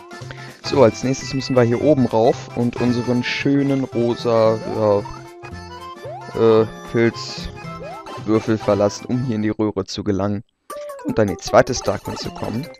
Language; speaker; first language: German; native; German